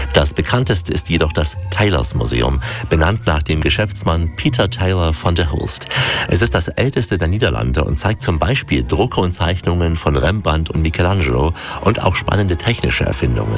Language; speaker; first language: German; native; German